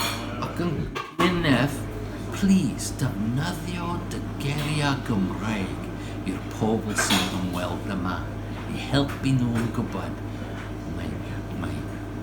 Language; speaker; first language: Welsh; non-native, learner; English